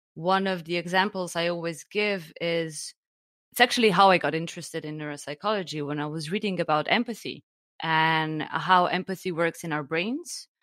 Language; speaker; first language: English; non-native, fluent; Slovenian